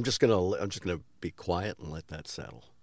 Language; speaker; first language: English; native; English